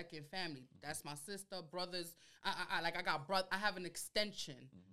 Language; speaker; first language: English; early bilingual, other home language; Spanish